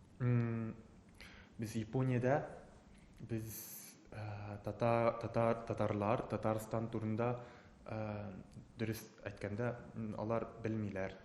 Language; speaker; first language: Tatar; non-native, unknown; Japanese